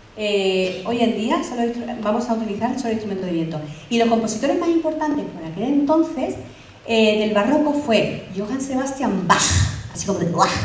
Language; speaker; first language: Spanish; native; Spanish